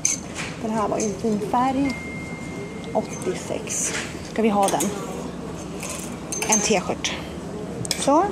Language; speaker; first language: Swedish; native; Swedish